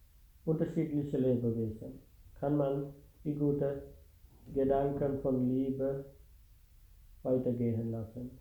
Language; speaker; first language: German; non-native, fluent; Sinhala